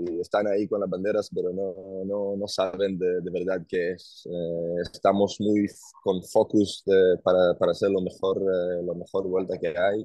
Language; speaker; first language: Spanish; non-native, learner; Hebrew